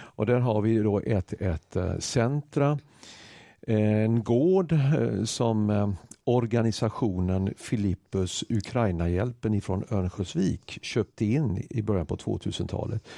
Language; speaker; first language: Swedish; native; Swedish